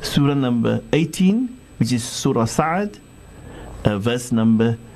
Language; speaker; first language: English; non-native, local second language; Afrikaans